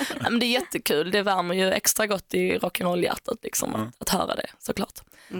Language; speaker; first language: Swedish; native; Swedish